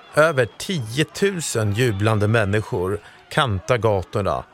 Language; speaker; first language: Swedish; native; Swedish